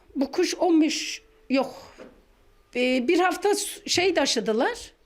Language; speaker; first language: Turkish; native; Turkish